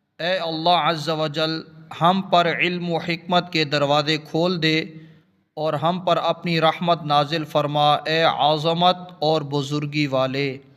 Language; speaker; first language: Urdu; non-native, local second language; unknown